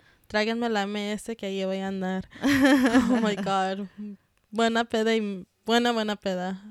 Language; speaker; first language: Spanish; early bilingual, heritage; Spanish